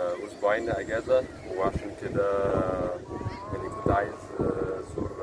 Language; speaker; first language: Arabic; non-native, fluent; French